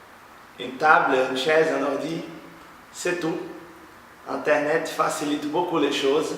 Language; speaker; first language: French; non-native, fluent; Portuguese